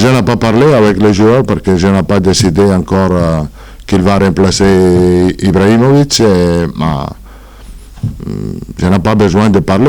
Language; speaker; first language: French; non-native, fluent; Italian